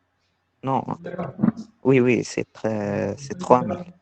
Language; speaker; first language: French; non-native, learner; Arabic